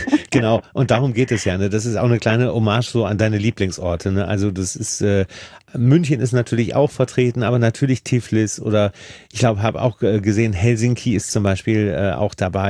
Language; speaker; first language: German; native; German